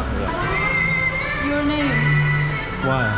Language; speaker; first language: English; non-native, learner; Korean